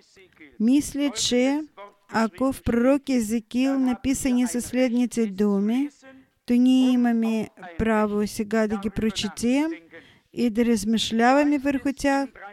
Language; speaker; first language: Bulgarian; non-native, fluent; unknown